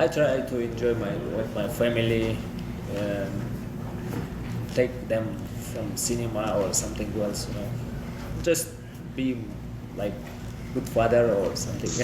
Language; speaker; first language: English; non-native, learner; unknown